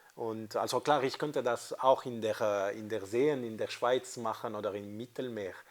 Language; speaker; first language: German; non-native, fluent; French